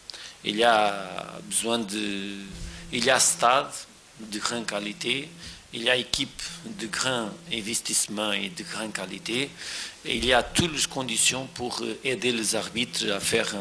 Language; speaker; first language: French; non-native, fluent; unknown